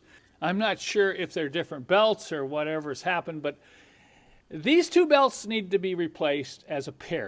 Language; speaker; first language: English; native; English